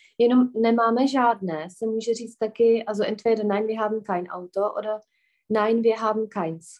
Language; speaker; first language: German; non-native, fluent; Czech